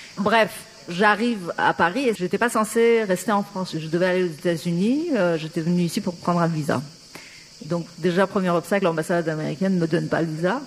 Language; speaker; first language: French; non-native, fluent; Persian